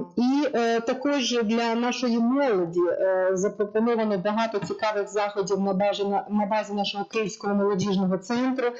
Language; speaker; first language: Ukrainian; native; Ukrainian